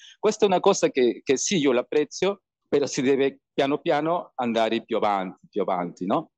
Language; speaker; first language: Italian; non-native, learner; Spanish